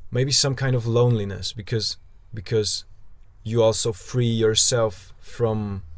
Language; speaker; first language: English; non-native, fluent; German